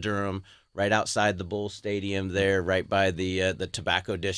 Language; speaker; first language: English; native; English